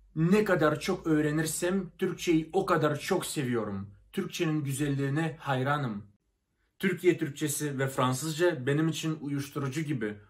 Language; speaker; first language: Turkish; non-native, fluent; Russian